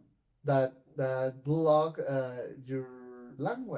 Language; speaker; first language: English; non-native, fluent; Spanish